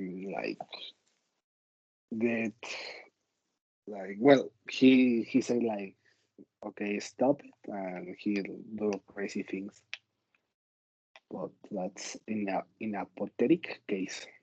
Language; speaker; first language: English; non-native, learner; Spanish